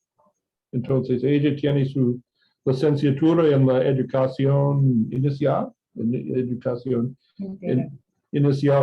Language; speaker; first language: Spanish; non-native, fluent; English